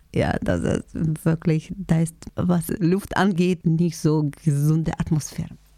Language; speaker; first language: German; non-native, fluent; Russian